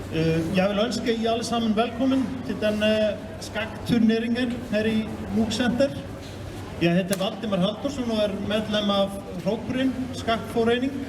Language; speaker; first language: Danish; non-native, fluent; Icelandic